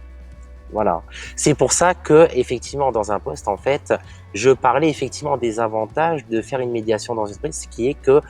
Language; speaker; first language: French; native; French